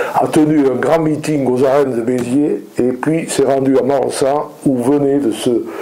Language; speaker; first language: French; native; French